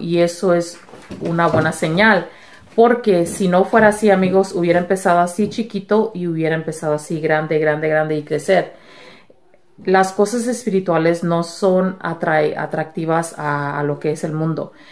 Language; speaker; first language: Spanish; early bilingual, heritage; Spanish